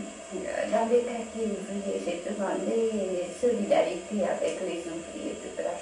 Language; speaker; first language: French; non-native, fluent; Romanian